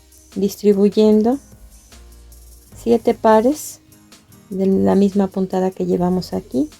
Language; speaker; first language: Spanish; native; Spanish